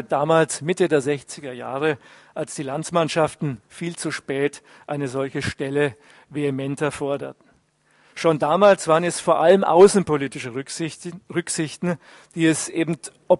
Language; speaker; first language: German; native; German